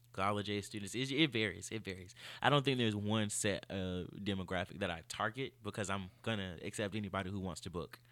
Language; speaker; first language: English; native; English